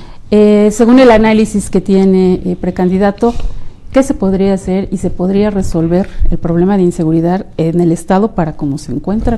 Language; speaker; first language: Spanish; native; Spanish